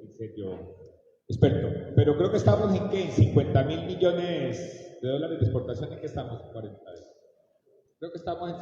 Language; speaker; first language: Spanish; native; Spanish